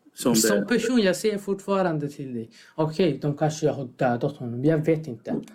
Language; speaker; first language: Swedish; non-native, fluent; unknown